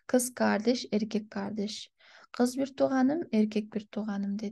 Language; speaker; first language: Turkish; non-native, fluent; Kyrgyz